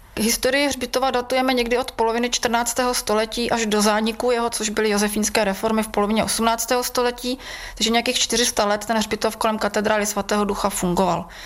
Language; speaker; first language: Czech; native; Czech